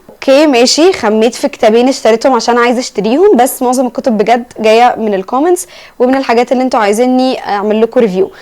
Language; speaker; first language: Egyptian Arabic; native; Egyptian Arabic